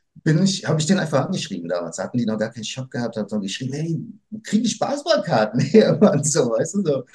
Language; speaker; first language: German; early bilingual, other home language; Portuguese